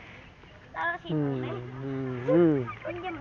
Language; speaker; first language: Indonesian; native; Indonesian